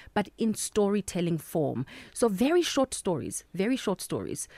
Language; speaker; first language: English; non-native, local second language; Southern Sotho